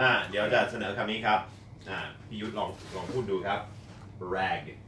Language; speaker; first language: Thai; non-native, fluent; English